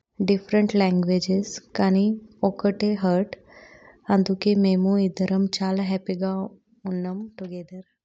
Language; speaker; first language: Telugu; non-native, learner; Marathi